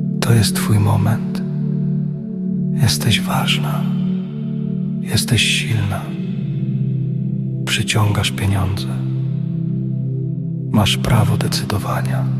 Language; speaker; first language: Polish; native; Polish